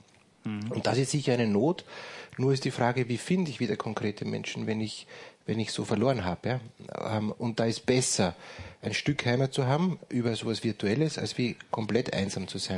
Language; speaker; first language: German; native; German